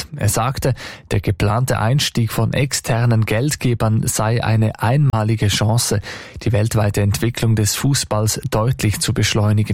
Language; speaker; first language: German; native; German